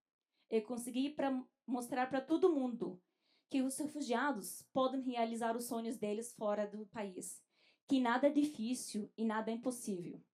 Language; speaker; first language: Portuguese; non-native, fluent; Arabic